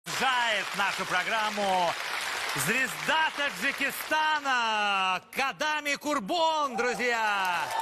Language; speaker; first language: Russian; native; Russian